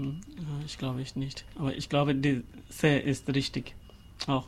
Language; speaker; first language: German; non-native, learner; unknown